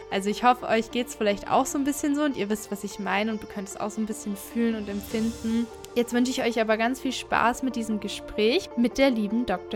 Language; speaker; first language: German; native; German